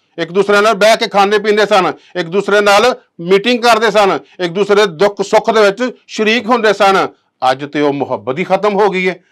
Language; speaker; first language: Punjabi; native; Punjabi